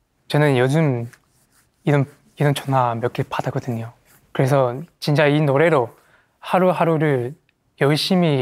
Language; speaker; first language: Korean; non-native, fluent; Chinese